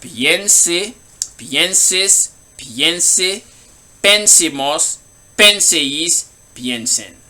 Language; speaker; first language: Spanish; non-native, learner; Haitian Creole